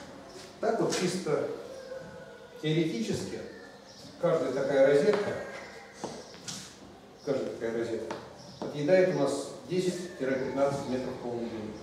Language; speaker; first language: Russian; native; Russian